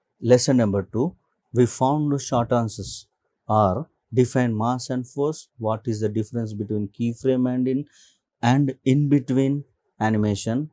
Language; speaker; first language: English; non-native, local second language; Telugu